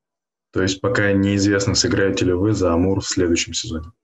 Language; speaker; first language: Russian; native; Russian